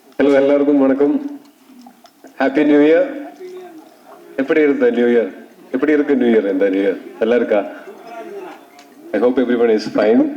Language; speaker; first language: Tamil; non-native, learner; Malayalam